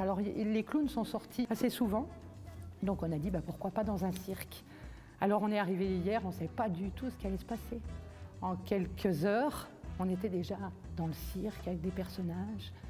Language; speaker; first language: French; native; French